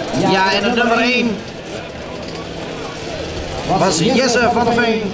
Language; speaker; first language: Dutch; native; Dutch